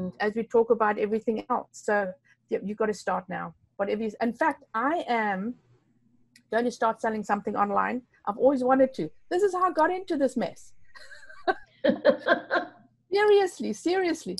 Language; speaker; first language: English; non-native, local second language; Afrikaans